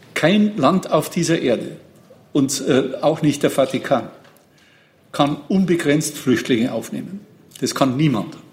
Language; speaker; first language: German; native; German